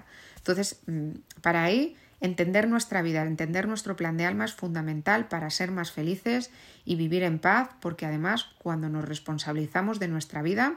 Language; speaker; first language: Spanish; native; Spanish